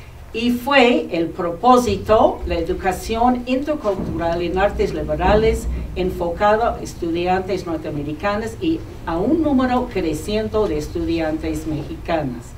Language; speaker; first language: Spanish; non-native, fluent; English